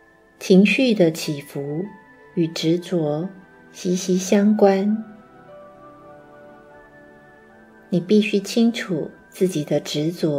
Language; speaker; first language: Chinese; native; Chinese